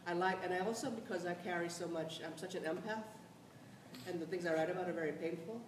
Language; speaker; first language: English; native; English